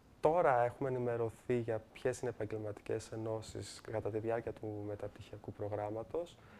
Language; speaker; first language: Greek; early bilingual, heritage; Greek